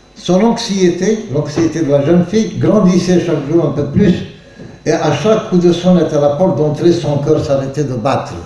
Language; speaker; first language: French; non-native, local second language; Arabic